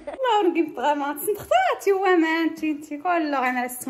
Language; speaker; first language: Arabic; native; Arabic